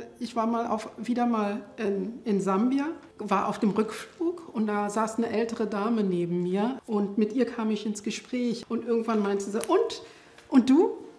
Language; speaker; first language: German; early bilingual, other home language; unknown